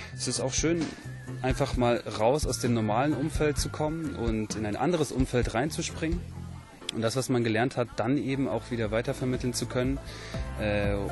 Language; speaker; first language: German; native; German